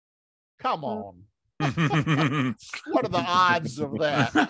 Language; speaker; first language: English; native; English